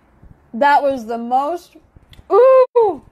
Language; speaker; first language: English; native; English